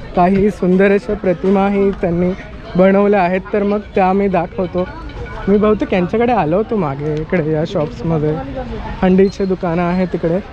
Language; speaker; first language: Marathi; native; Marathi